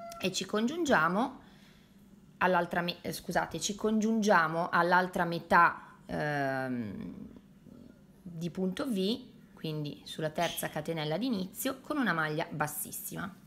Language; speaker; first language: Italian; native; Italian